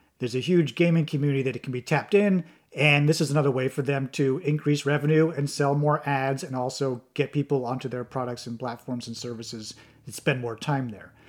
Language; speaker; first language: English; native; English